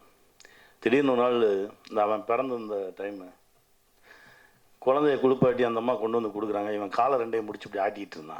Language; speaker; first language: Tamil; native; Tamil